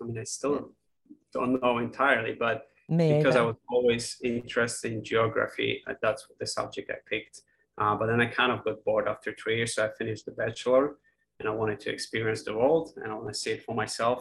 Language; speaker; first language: English; non-native, fluent; Polish